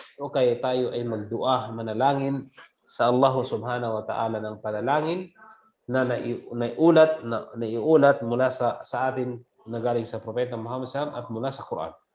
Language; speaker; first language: Filipino; non-native, local second language; Cebuano